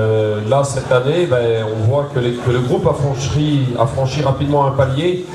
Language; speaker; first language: French; native; French